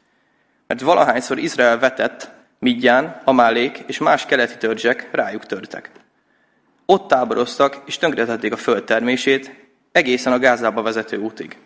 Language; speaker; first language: Hungarian; native; Hungarian